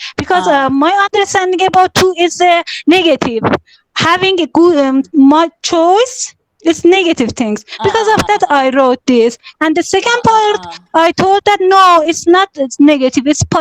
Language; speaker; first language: English; non-native, learner; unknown